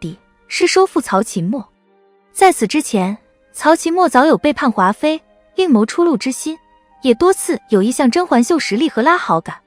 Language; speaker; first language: Chinese; native; Chinese